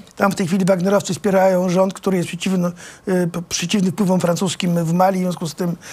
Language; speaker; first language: Polish; native; Polish